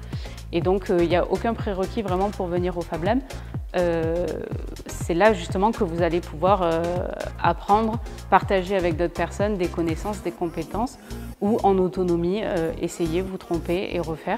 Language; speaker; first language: French; native; French